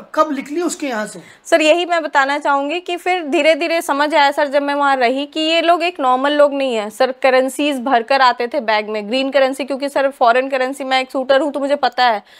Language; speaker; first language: Hindi; native; Hindi